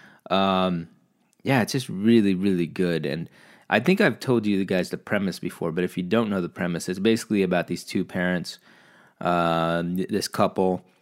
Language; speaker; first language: English; early bilingual, other home language; Spanish